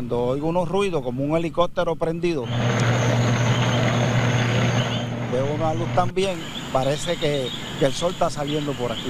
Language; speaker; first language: Spanish; native; Spanish